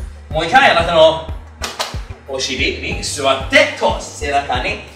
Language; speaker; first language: Japanese; non-native, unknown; English